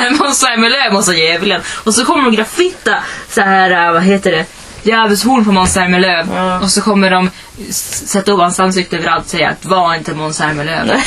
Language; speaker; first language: Swedish; early bilingual, other home language; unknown